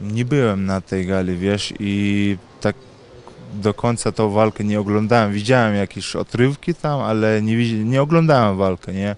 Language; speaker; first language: Polish; non-native, fluent; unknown